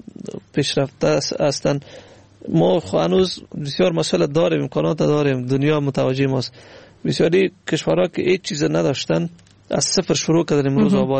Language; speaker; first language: Persian; native; Persian